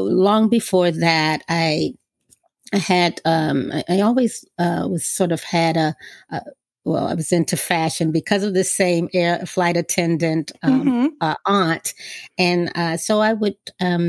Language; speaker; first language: English; native; English